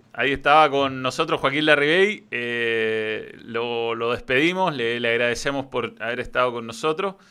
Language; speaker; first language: Spanish; native; Spanish